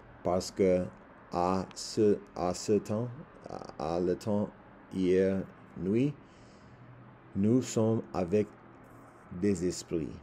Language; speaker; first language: French; non-native, learner; English